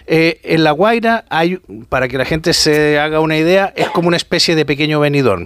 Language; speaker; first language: Spanish; native; Spanish